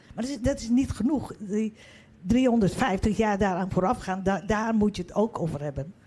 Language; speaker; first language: Dutch; early bilingual, other home language; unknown